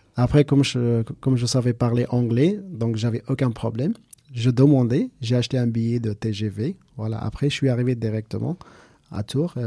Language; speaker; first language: French; non-native, fluent; Persian